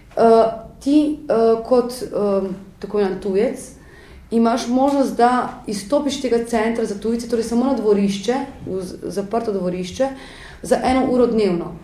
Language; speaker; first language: Slovenian; native; Slovenian